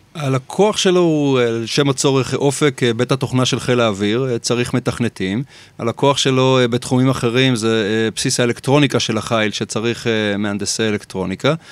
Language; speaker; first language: Hebrew; native; Hebrew